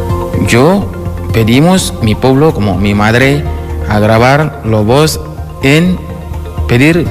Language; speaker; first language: Spanish; non-native, learner; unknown